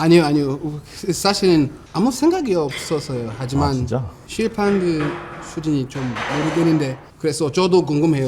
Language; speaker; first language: Korean; non-native, fluent; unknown